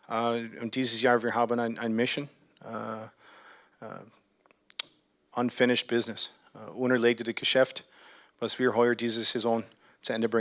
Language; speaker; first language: German; non-native, fluent; English